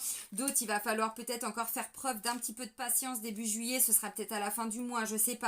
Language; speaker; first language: French; native; French